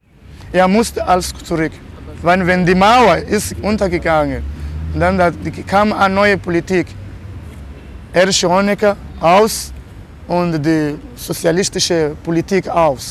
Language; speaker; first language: German; non-native, learner; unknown